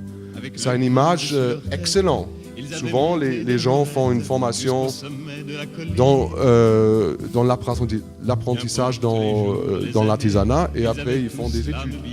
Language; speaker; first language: French; non-native, fluent; German